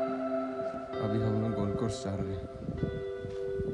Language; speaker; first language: Hindi; non-native, local second language; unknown